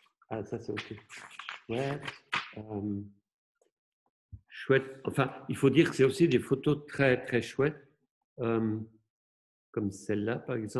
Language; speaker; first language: French; non-native, local second language; German